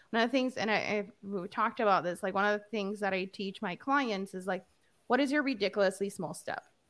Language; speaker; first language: English; early bilingual, other home language; Spanish